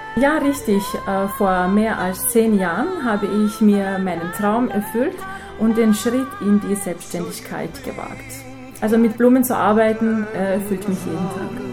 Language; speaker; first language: German; non-native, fluent; Croatian